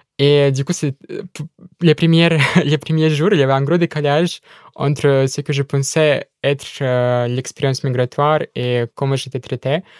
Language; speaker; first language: French; non-native, fluent; Russian